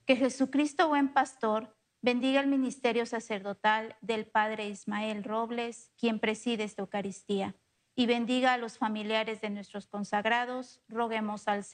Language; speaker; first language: Spanish; native; Spanish